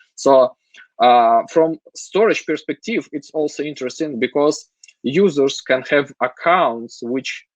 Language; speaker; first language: English; non-native, fluent; Russian